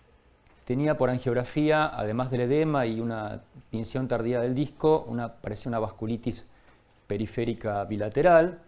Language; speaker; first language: Spanish; native; Spanish